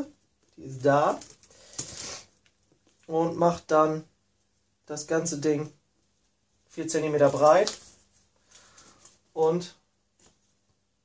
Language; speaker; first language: German; native; German